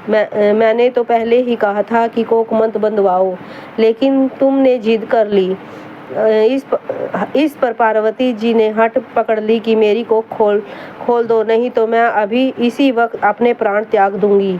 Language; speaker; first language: Hindi; native; Hindi